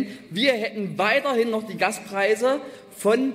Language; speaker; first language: German; native; German